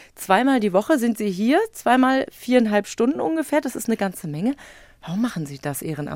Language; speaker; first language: German; native; German